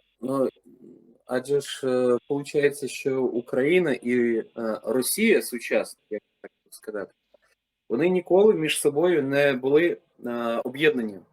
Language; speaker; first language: Ukrainian; early bilingual, heritage; Ukrainian